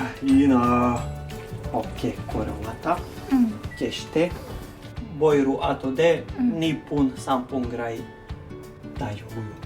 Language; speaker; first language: Japanese; non-native, learner; Serbian